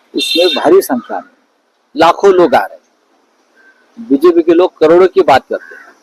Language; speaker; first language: Hindi; non-native, local second language; Marathi